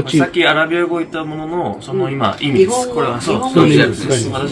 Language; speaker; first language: Japanese; non-native, fluent; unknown